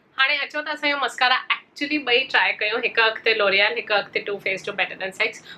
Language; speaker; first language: Sindhi; early bilingual, heritage; Sindhi